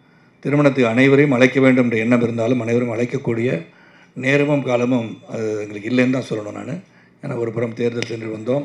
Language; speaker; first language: Tamil; native; Tamil